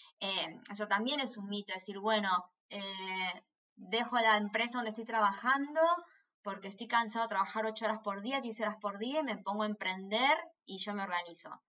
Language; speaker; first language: Spanish; native; Spanish